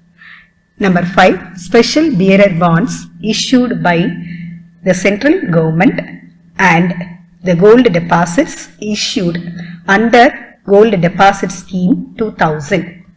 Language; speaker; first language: English; non-native, local second language; Tamil